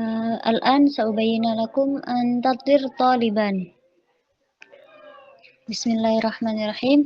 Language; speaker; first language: Arabic; non-native, learner; Indonesian